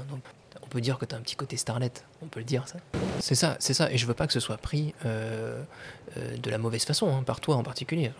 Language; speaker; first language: French; native; French